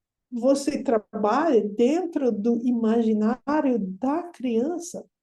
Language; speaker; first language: Portuguese; non-native, fluent; English